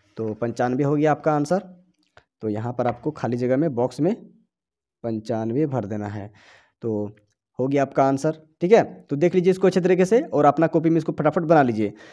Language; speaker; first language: Hindi; native; Hindi